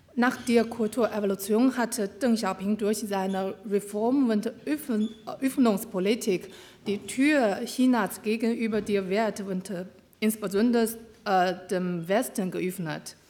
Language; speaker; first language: German; non-native, learner; Chinese